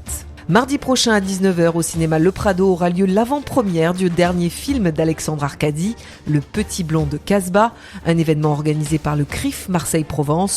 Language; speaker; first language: French; native; French